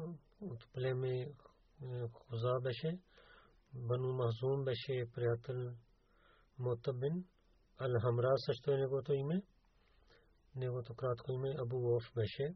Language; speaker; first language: Bulgarian; non-native, learner; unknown